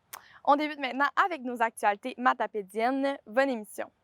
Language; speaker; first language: French; native; French